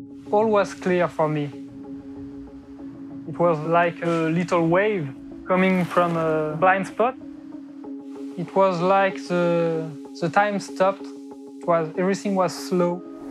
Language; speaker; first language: English; non-native, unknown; French